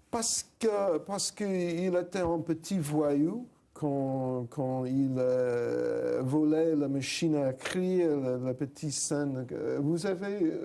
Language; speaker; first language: French; non-native, fluent; English